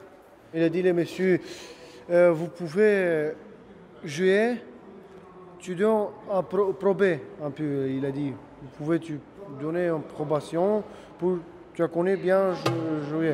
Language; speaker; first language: French; non-native, learner; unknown